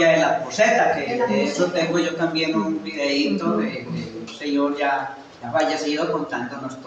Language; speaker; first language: Spanish; native; Spanish